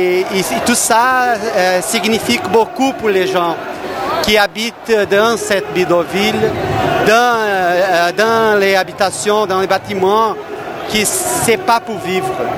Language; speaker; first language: French; non-native, fluent; Portuguese